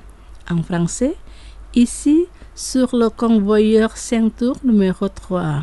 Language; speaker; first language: French; non-native, fluent; Indonesian